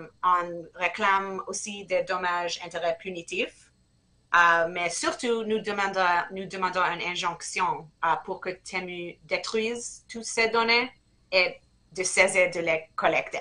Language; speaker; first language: French; non-native, fluent; English